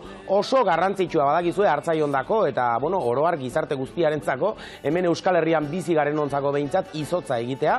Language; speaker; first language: Basque; native; Basque